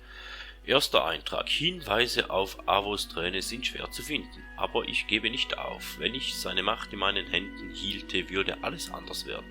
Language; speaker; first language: German; native; German